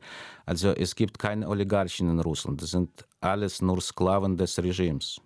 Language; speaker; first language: German; non-native, fluent; Russian